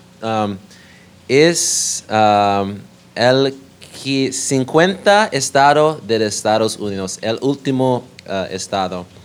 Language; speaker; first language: Spanish; non-native, learner; English